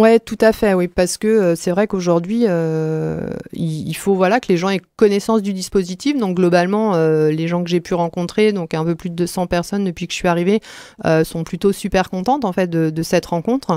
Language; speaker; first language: French; native; French